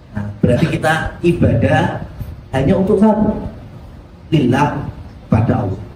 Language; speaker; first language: Indonesian; native; Indonesian